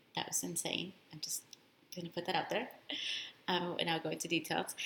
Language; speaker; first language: English; early bilingual, other home language; Spanish